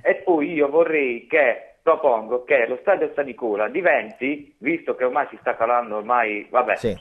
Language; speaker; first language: Italian; native; Italian